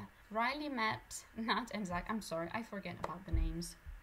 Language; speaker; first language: English; non-native, fluent; Italian